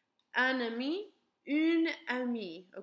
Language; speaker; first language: French; non-native, learner; English